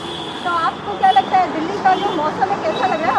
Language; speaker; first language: Hindi; native; Hindi